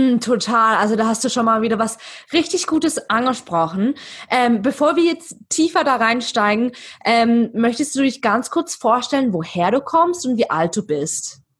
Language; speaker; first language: German; native; German